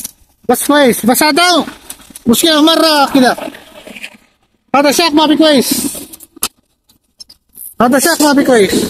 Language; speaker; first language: Arabic; non-native, learner; Filipino